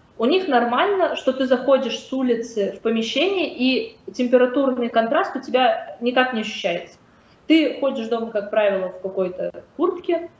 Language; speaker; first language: Russian; native; Russian